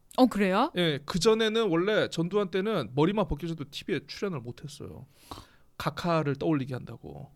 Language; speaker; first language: Korean; native; Korean